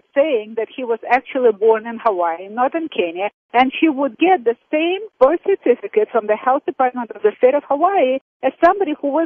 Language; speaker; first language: English; non-native, fluent; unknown